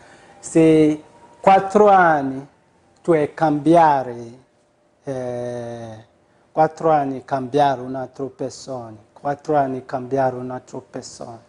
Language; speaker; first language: Italian; non-native, learner; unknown